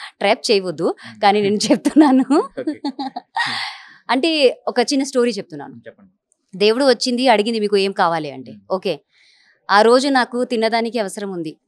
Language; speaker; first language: Telugu; non-native, local second language; Hindi